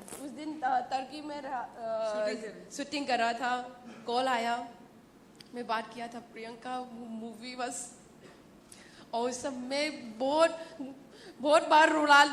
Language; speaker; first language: Hindi; non-native, local second language; Manipuri